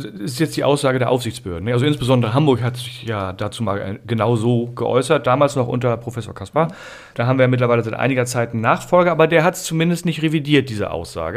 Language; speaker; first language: German; native; German